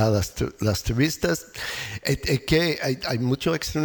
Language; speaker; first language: Spanish; non-native, learner; English